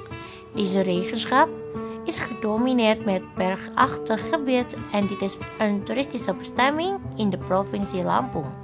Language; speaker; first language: Dutch; non-native, fluent; Indonesian